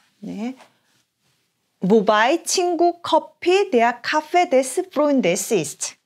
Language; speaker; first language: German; non-native, fluent; Korean